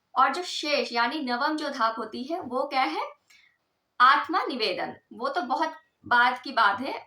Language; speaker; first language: Hindi; non-native, local second language; Bangla